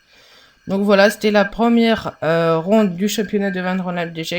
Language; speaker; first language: French; native; French